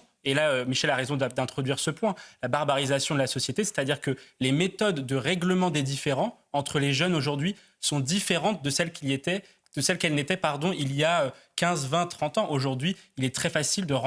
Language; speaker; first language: French; native; French